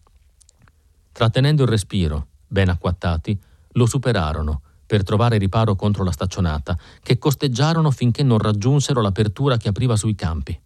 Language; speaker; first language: Italian; native; Italian